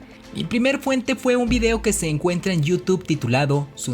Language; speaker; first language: Spanish; native; Spanish